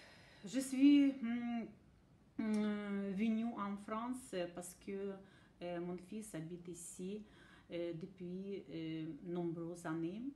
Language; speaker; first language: French; non-native, learner; Ukrainian